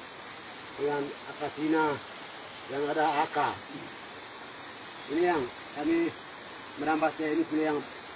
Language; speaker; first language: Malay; non-native, local second language; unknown